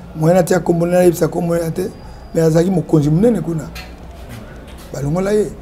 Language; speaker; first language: Lingala; non-native, local second language; Kongo